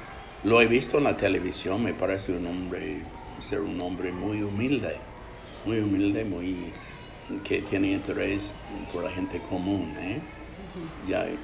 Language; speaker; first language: Spanish; non-native, fluent; English